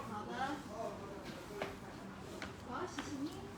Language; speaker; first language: Chinese; non-native, learner; English